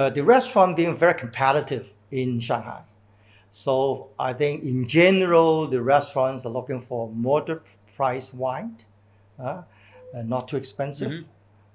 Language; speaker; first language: English; non-native, local second language; Cantonese